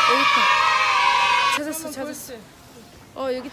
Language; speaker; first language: Korean; non-native, fluent; Arabic